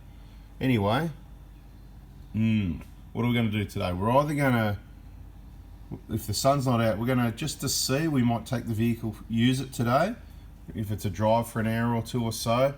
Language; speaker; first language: English; native; English